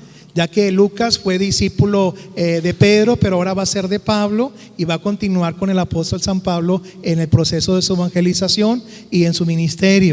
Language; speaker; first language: Spanish; native; Spanish